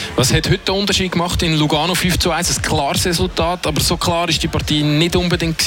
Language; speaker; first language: German; native; German